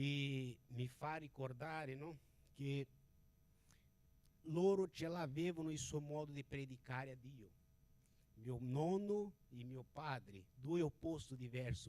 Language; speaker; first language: Italian; non-native, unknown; Portuguese